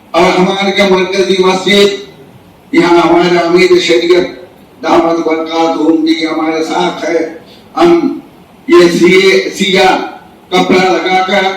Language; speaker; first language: Urdu; non-native, local second language; Bangla